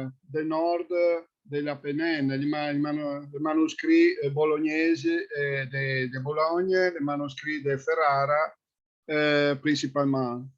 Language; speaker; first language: French; non-native, fluent; Italian